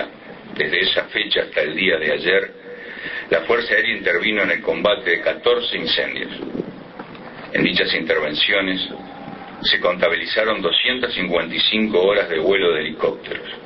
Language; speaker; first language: Spanish; native; Spanish